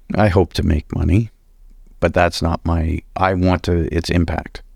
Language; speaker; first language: English; native; English